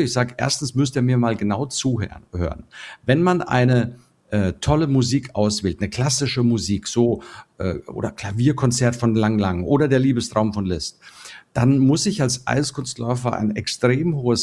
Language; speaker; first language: German; native; German